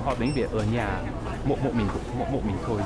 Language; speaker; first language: Vietnamese; non-native, learner; English